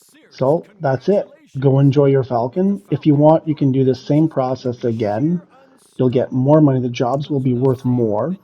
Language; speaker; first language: English; native; English